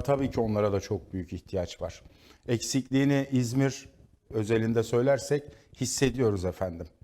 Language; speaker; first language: Turkish; native; Turkish